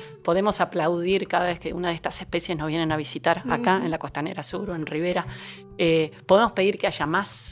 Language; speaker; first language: Spanish; native; Spanish